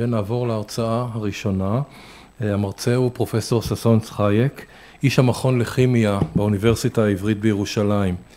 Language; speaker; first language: Hebrew; native; Hebrew